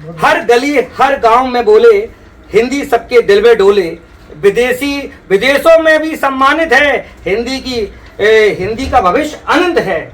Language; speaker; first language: Hindi; native; Hindi